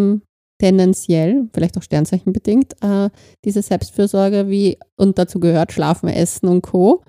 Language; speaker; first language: German; native; German